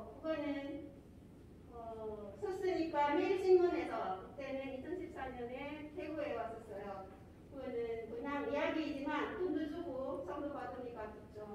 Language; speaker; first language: Korean; non-native, fluent; Filipino